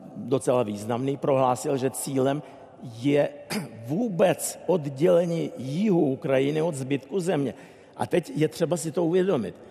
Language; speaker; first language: Czech; non-native, fluent; Ukrainian